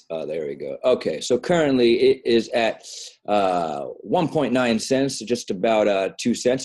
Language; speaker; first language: English; native; English